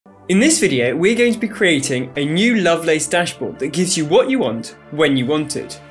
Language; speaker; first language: English; native; English